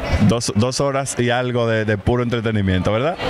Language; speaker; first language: Spanish; native; Spanish